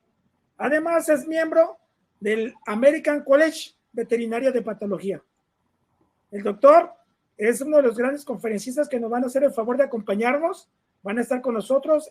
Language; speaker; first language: Spanish; native; Spanish